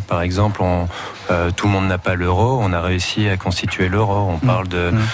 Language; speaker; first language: French; native; French